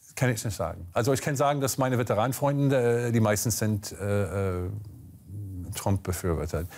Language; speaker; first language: German; non-native, fluent; English